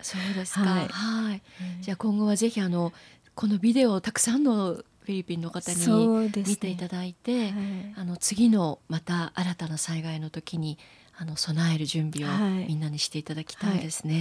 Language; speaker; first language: Japanese; native; Japanese